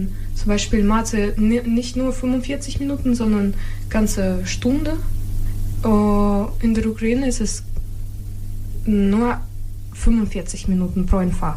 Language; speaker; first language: German; non-native, fluent; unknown